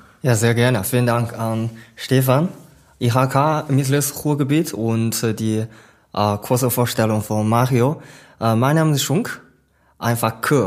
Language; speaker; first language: German; non-native, learner; Chinese